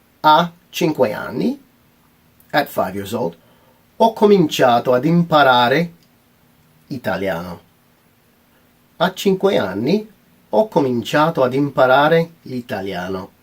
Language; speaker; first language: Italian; non-native, fluent; English